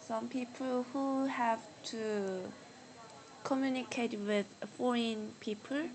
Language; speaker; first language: English; non-native, learner; Korean